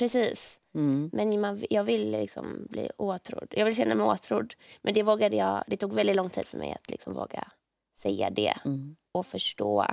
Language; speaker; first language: Swedish; native; Swedish